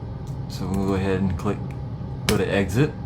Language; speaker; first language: English; native; English